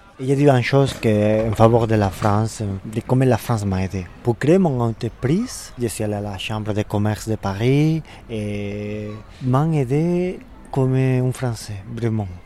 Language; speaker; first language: French; non-native, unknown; Spanish